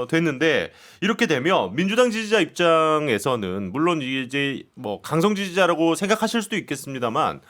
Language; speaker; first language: Korean; native; Korean